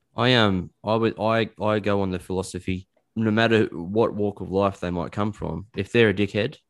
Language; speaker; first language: English; native; English